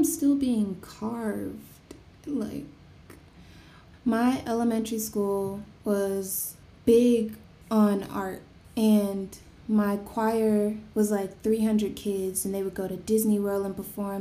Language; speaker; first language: English; native; English